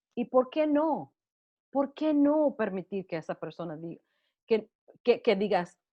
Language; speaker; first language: Spanish; early bilingual, heritage; Spanish